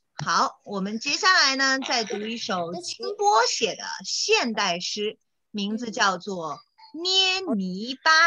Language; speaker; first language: Chinese; native; Chinese